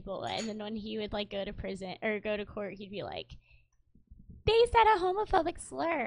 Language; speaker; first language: English; native; English